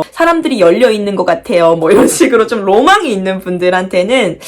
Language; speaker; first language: Korean; native; Korean